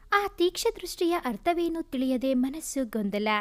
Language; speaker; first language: Kannada; native; Kannada